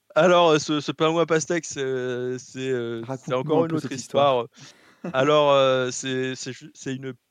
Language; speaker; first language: French; native; French